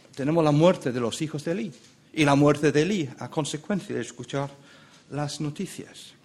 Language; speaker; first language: Spanish; non-native, fluent; English